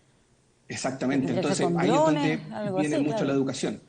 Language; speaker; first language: Spanish; native; Spanish